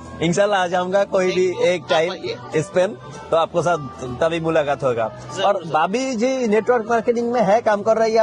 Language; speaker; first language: Hindi; non-native, fluent; Bangla